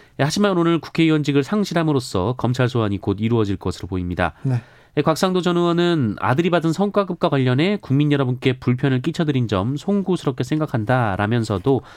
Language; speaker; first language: Korean; native; Korean